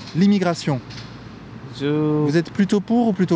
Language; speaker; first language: French; native; French